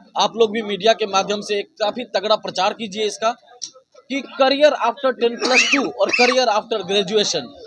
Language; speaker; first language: Hindi; native; Hindi